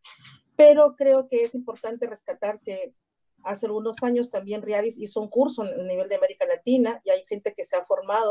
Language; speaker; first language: Spanish; native; Spanish